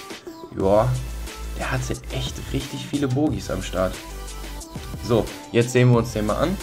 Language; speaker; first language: German; native; German